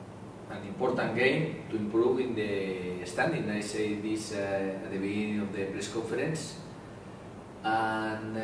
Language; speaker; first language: English; non-native, learner; Spanish